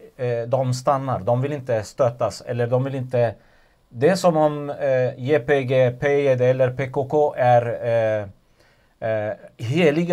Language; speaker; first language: Swedish; non-native, fluent; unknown